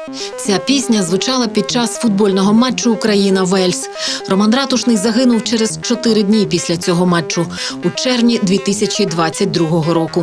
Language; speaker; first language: Ukrainian; native; Ukrainian